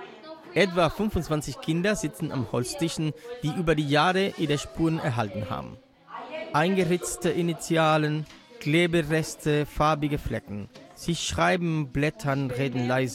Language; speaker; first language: German; native; German